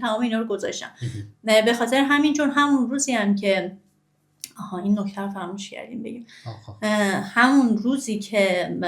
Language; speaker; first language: Persian; native; Persian